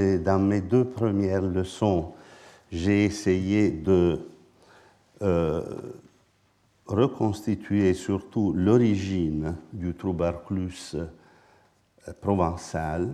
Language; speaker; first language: French; non-native, fluent; Italian